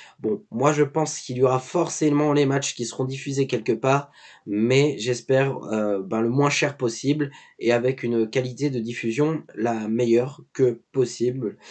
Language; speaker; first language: French; native; French